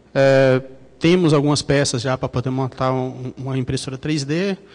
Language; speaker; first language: Portuguese; native; Portuguese